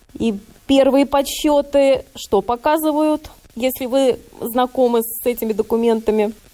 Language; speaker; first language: Russian; native; Russian